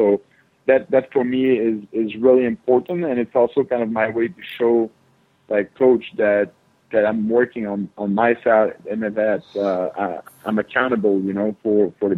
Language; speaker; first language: English; non-native, fluent; French